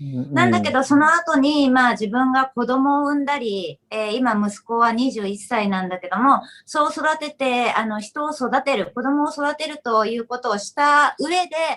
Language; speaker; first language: Japanese; native; Japanese